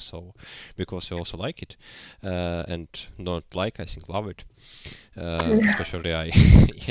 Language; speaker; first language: English; non-native, learner; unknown